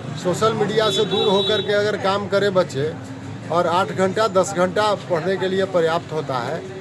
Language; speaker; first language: Hindi; native; Hindi